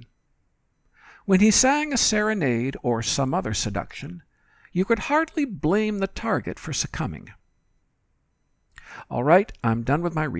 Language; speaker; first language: English; native; English